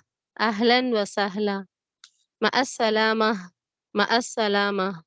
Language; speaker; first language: Arabic; non-native, learner; Tamil